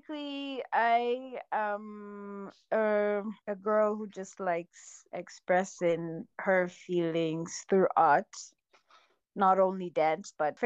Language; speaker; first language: English; non-native, local second language; Kinyarwanda